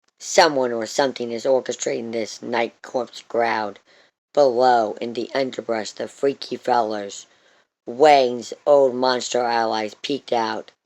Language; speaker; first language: English; native; English